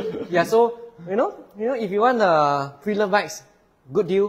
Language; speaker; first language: English; non-native, local second language; Chinese